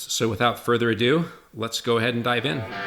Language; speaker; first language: English; native; English